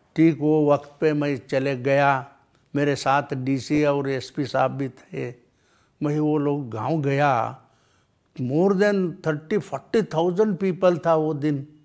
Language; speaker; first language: Hindi; non-native, local second language; Kannada